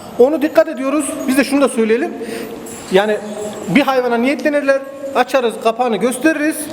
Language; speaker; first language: Turkish; native; Turkish